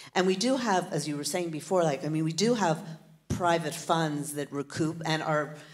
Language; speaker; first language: English; native; English